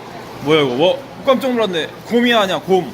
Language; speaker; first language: Korean; native; Korean